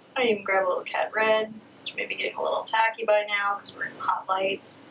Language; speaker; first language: English; native; English